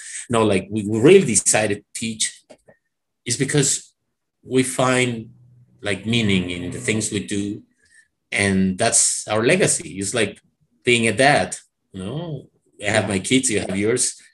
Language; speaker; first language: English; non-native, fluent; Spanish